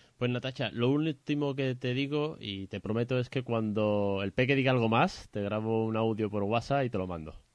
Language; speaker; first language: Spanish; native; Spanish